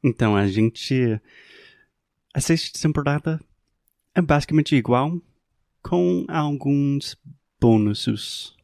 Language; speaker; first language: Portuguese; non-native, fluent; English